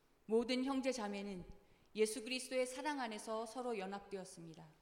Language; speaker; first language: Korean; native; Korean